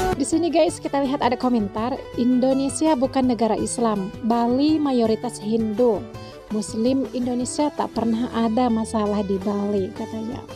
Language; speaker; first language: Indonesian; native; Indonesian